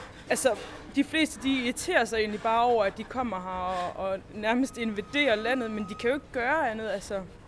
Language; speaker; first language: Danish; native; Danish